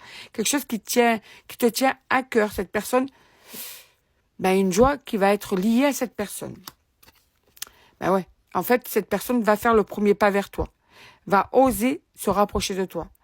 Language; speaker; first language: French; native; French